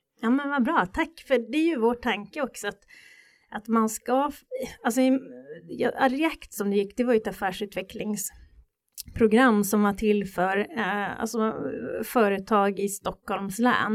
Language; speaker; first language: Swedish; native; Swedish